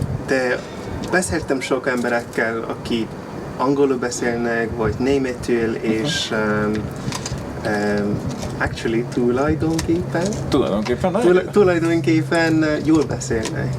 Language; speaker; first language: Hungarian; non-native, learner; English